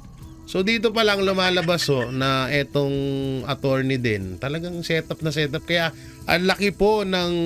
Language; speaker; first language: Filipino; native; Filipino